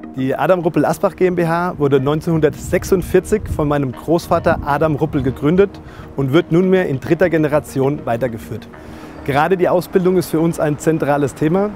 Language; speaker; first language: German; native; German